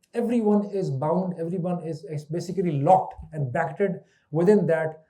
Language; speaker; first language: English; non-native, local second language; Urdu